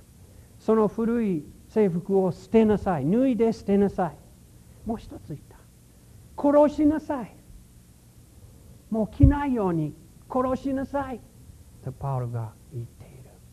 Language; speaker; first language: Japanese; non-native, fluent; English